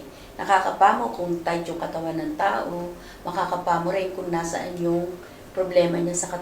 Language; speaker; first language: Filipino; native; Filipino